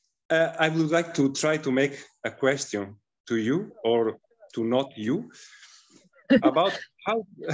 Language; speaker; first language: English; non-native, fluent; Italian